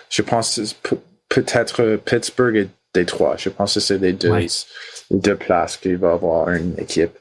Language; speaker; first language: French; non-native, learner; English